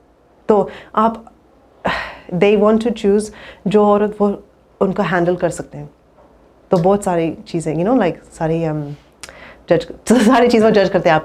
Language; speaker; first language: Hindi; early bilingual, heritage; English